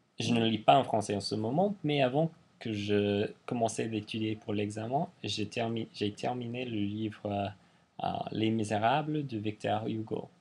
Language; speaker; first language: French; non-native, fluent; English